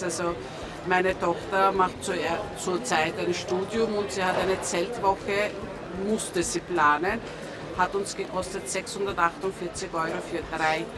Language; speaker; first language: German; early bilingual, other home language; Turkish